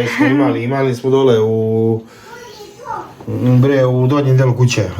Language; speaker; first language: Croatian; native; Croatian